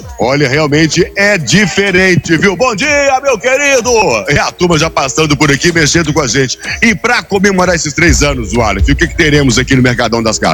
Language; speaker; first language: Portuguese; native; Portuguese